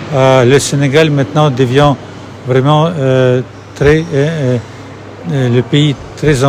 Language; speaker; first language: French; non-native, fluent; Russian